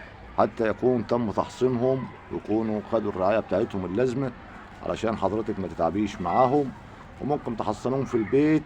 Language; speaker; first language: Arabic; native; Arabic